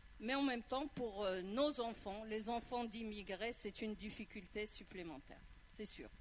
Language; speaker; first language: French; non-native, local second language; Arabic